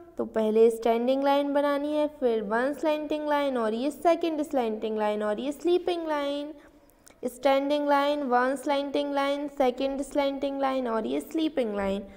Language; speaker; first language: Hindi; native; Hindi